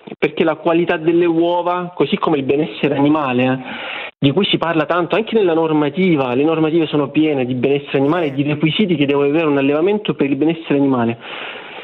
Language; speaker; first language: Italian; native; Italian